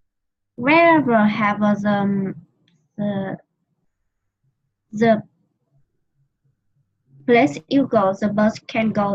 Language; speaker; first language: English; non-native, learner; Vietnamese